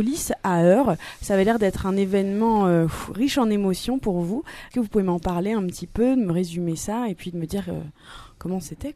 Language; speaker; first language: French; native; French